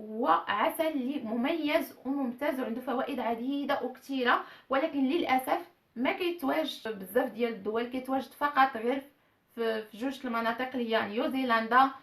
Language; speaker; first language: Arabic; native; Arabic